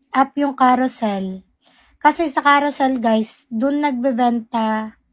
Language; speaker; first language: Filipino; non-native, local second language; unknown